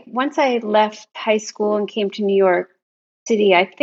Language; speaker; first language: English; native; English